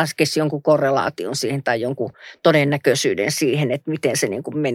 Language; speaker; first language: Finnish; native; Finnish